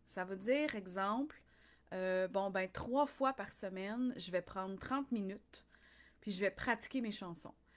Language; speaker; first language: French; native; French